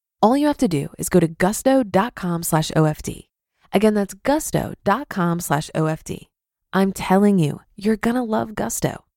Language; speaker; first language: English; native; English